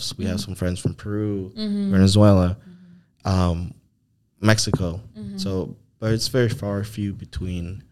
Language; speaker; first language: English; non-native, fluent; Spanish